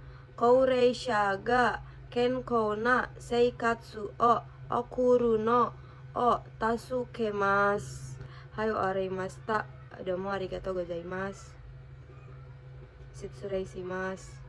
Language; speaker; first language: Japanese; non-native, learner; Indonesian